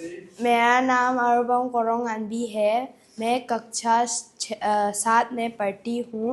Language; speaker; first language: Hindi; non-native, local second language; Manipuri